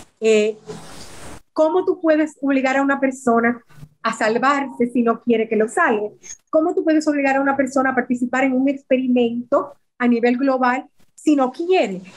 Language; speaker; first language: Spanish; native; Spanish